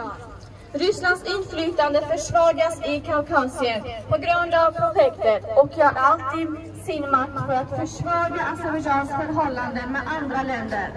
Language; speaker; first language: Swedish; non-native, fluent; Azerbaijani